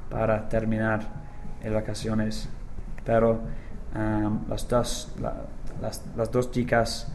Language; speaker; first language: Spanish; non-native, learner; English